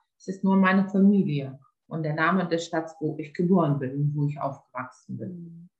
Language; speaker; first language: German; non-native, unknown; Lithuanian